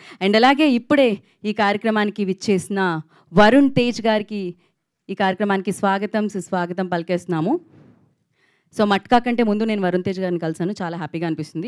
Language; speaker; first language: Telugu; native; Telugu